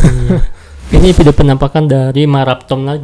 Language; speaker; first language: Indonesian; native; Indonesian